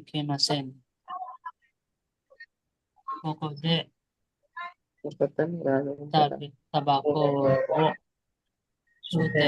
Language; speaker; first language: Japanese; non-native, learner; Filipino